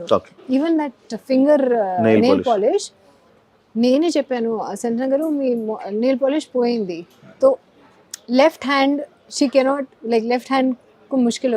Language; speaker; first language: Telugu; non-native, learner; Hindi